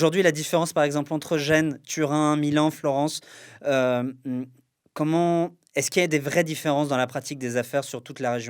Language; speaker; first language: French; native; French